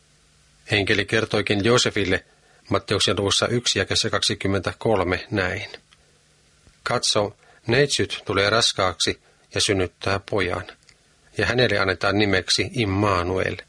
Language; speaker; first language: Finnish; native; Finnish